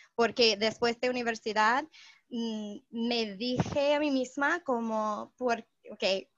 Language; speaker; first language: Spanish; non-native, fluent; English